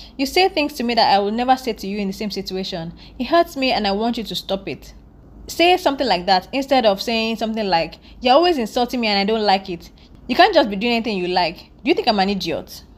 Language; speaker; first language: English; non-native, local second language; Yoruba